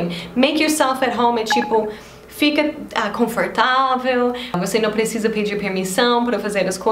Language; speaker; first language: Portuguese; non-native, fluent; English